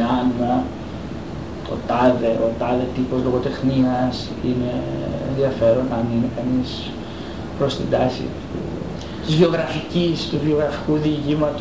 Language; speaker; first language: Greek; native; Greek